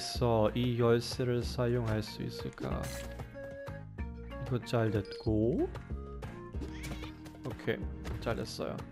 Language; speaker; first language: Korean; non-native, fluent; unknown